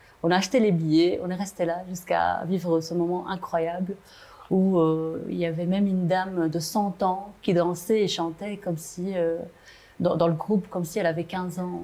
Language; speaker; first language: French; non-native, local second language; Arabic